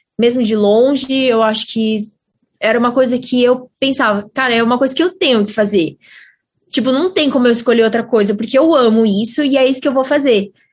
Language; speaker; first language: Portuguese; native; Portuguese